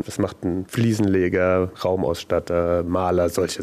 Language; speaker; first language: German; native; German